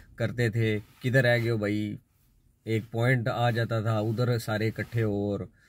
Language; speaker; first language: Urdu; non-native, local second language; Punjabi